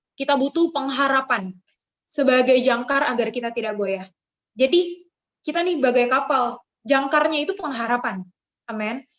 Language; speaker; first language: Indonesian; native; Indonesian